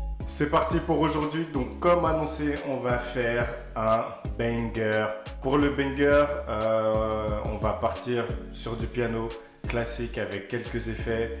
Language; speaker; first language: French; native; French